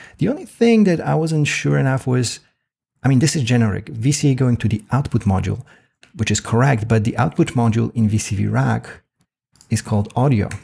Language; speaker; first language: English; non-native, fluent; Polish